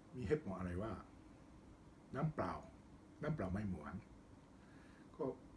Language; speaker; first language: Thai; non-native, learner; Japanese